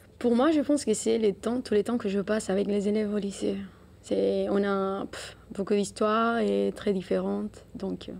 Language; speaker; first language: French; non-native, learner; Spanish